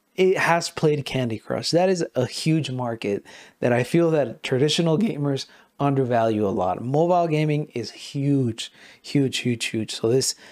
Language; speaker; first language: English; non-native, fluent; Spanish